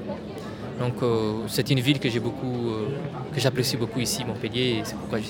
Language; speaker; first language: French; non-native, local second language; Tamasheq